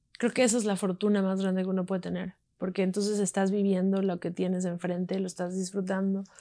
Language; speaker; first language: Spanish; native; Spanish